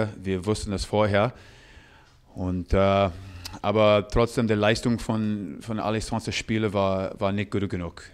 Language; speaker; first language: German; non-native, learner; English